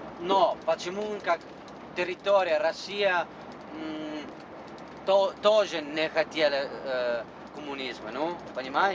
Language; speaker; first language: Russian; non-native, learner; Italian